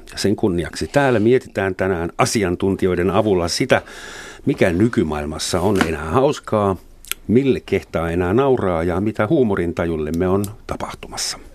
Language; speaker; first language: Finnish; non-native, fluent; German